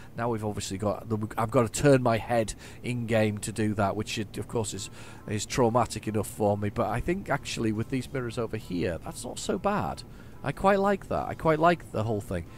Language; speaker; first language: English; native; English